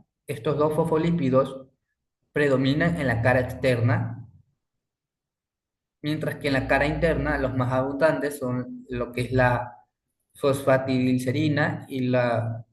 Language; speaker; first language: Spanish; native; Spanish